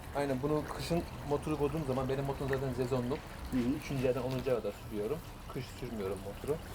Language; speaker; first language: Turkish; early bilingual, heritage; Turkish